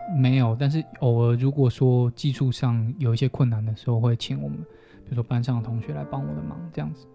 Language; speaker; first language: Chinese; native; Chinese